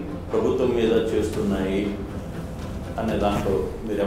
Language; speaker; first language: Telugu; native; Telugu